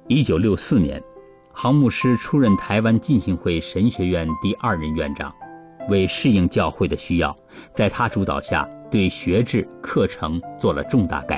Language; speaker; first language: Chinese; native; Chinese